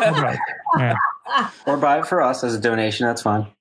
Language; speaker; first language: English; native; English